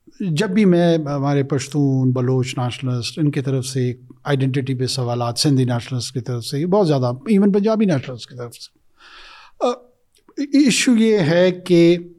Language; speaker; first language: Urdu; non-native, local second language; Pashto